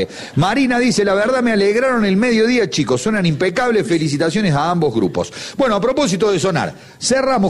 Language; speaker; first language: Spanish; native; Spanish